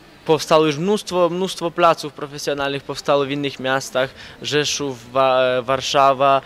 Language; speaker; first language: Polish; non-native, fluent; Ukrainian